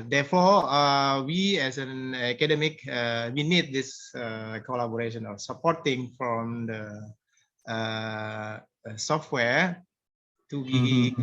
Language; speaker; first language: English; non-native, fluent; Indonesian